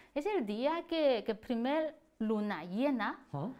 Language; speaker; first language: Spanish; non-native, learner; Chinese